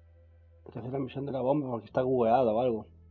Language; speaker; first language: Spanish; native; Spanish